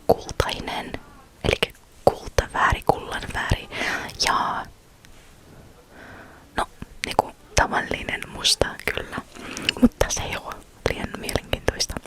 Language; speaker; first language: Finnish; non-native, fluent; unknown